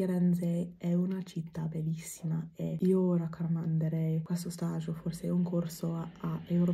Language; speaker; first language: Italian; non-native, fluent; English